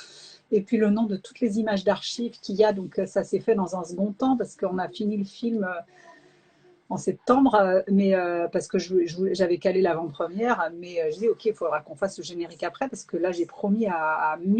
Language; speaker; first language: French; native; French